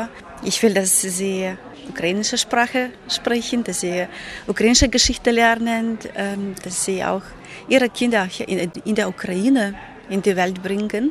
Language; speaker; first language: German; non-native, fluent; Ukrainian